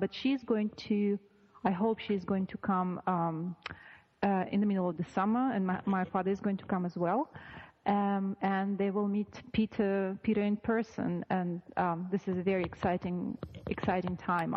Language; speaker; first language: English; non-native, fluent; Russian